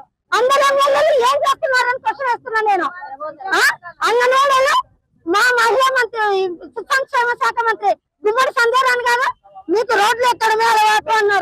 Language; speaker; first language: Telugu; native; Telugu